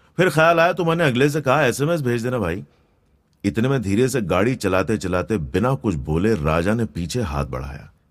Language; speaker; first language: Hindi; non-native, local second language; Gujarati